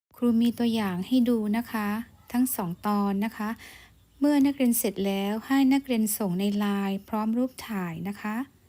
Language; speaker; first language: Thai; non-native, local second language; Malay